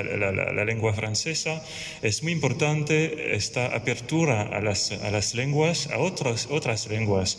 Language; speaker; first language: Spanish; non-native, fluent; French